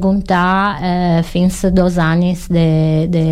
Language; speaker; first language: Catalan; non-native, learner; Italian